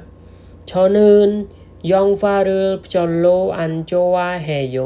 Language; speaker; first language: Korean; non-native, learner; Khmer